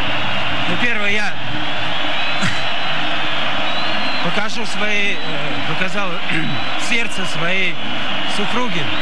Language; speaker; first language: Ukrainian; non-native, local second language; Russian